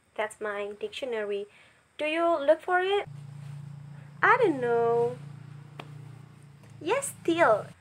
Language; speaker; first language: English; non-native, learner; Indonesian